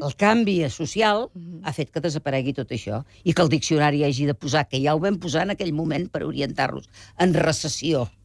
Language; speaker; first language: Catalan; native; Catalan